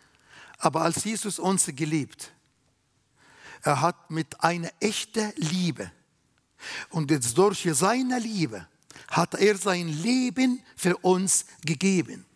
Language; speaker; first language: German; non-native, learner; Arabic